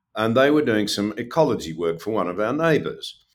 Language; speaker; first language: English; native; English